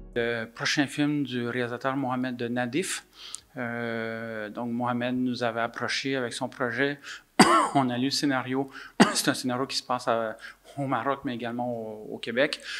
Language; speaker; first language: French; native; French